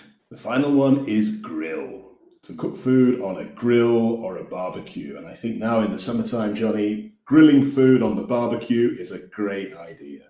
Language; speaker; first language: English; native; English